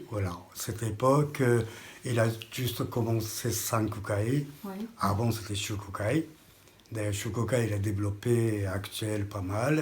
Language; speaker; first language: French; non-native, learner; Japanese